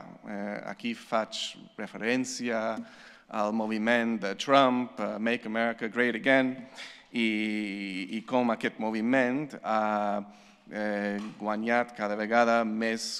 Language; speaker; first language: Catalan; non-native, fluent; English